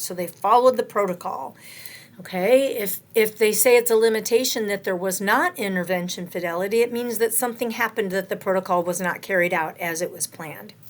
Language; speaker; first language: English; native; English